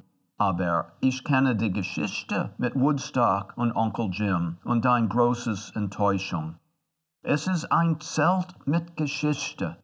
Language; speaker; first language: German; non-native, fluent; English